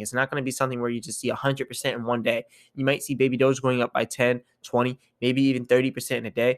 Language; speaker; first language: English; native; English